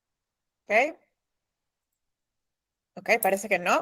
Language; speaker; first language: Spanish; native; Spanish